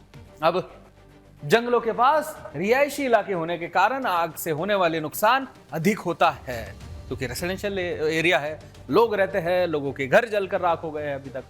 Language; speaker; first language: Hindi; native; Hindi